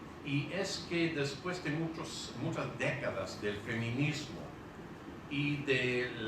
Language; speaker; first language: Spanish; non-native, fluent; English